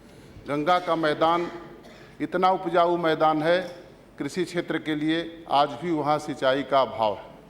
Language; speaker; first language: Hindi; native; Hindi